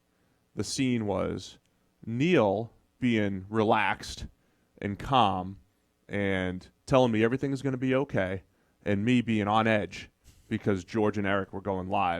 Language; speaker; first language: English; native; English